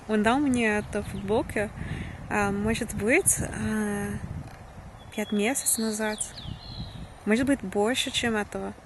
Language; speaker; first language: Russian; non-native, learner; English